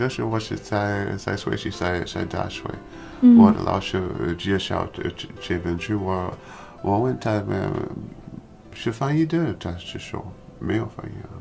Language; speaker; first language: Chinese; non-native, learner; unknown